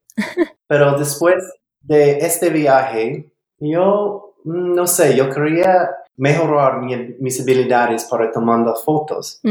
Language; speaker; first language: Spanish; non-native, learner; English